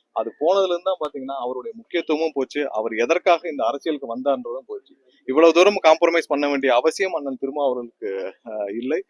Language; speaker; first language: Tamil; native; Tamil